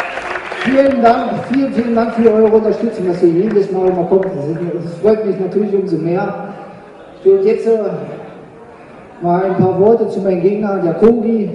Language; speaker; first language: German; native; German